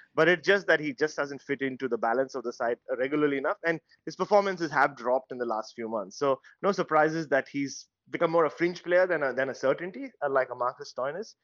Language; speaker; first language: English; non-native, local second language; Tamil